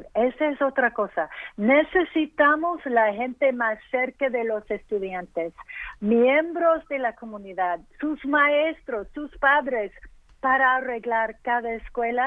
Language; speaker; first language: Spanish; early bilingual, heritage; English